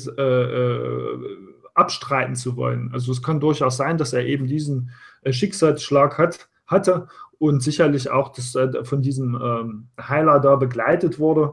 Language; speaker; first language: German; native; German